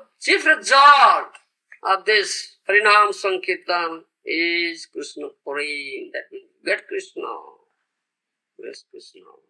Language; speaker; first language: English; non-native, local second language; Odia